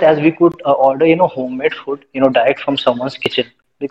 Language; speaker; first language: English; non-native, local second language; Hindi